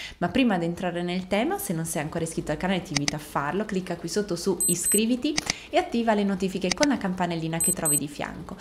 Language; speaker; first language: Italian; native; Italian